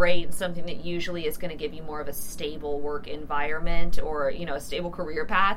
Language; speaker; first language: English; native; English